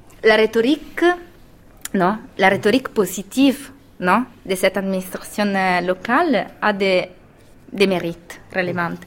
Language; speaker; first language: French; non-native, fluent; Italian